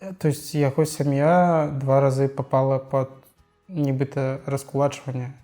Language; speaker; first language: Belarusian; non-native, local second language; Russian